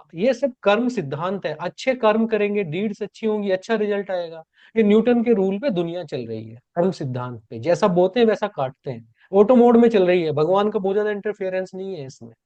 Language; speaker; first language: Hindi; native; Hindi